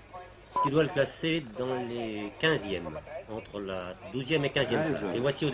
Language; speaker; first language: French; native; French